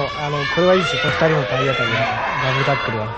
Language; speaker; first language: Japanese; native; Japanese